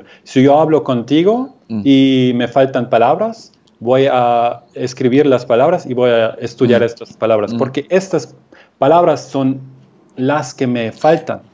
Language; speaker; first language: Spanish; non-native, fluent; German